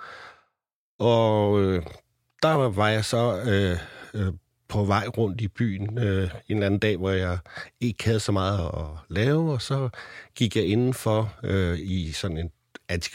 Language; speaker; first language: Danish; native; Danish